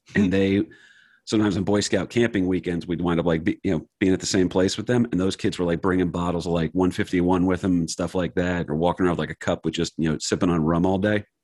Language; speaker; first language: English; native; English